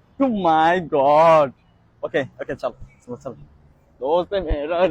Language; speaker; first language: Hindi; non-native, learner; Bangla